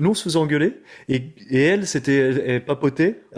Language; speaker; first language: French; native; French